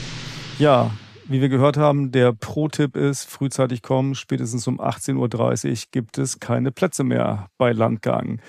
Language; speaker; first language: German; native; German